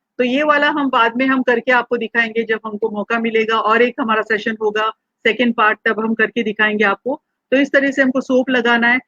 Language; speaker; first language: Hindi; non-native, local second language; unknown